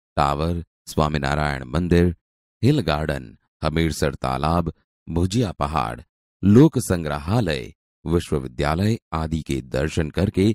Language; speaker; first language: Hindi; non-native, local second language; Gujarati